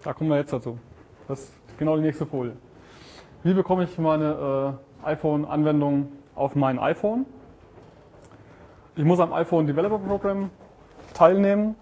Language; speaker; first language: German; native; German